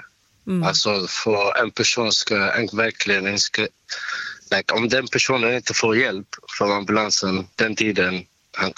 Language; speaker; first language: Swedish; non-native, learner; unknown